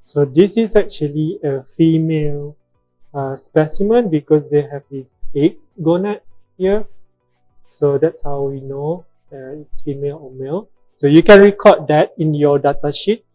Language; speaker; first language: English; non-native, local second language; Malay